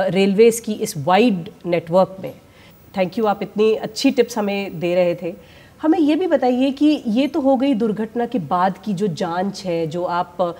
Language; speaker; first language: Hindi; native; Hindi